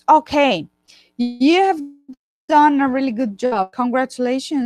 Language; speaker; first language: English; non-native, fluent; Spanish